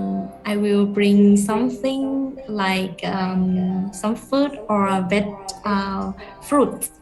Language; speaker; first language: English; non-native, learner; Vietnamese